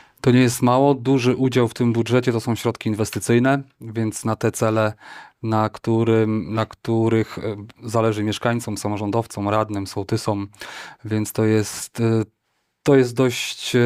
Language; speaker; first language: Polish; native; Polish